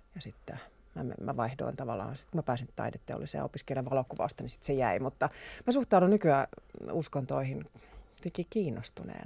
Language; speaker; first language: Finnish; native; Finnish